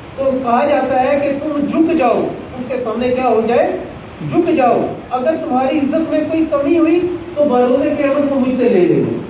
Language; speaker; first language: Urdu; non-native, local second language; Punjabi